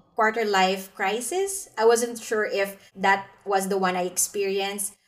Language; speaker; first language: English; non-native, local second language; Filipino